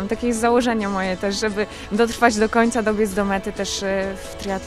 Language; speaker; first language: Polish; native; Polish